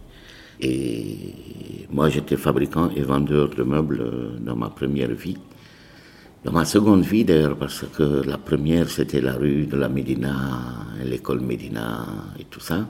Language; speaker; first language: French; non-native, local second language; Arabic